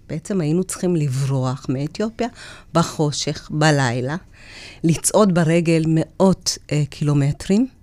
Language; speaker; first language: Hebrew; early bilingual, other home language; Amharic